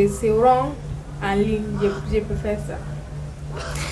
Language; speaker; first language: French; non-native, learner; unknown